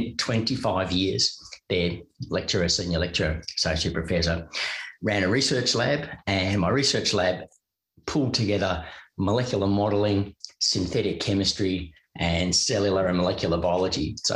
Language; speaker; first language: English; native; English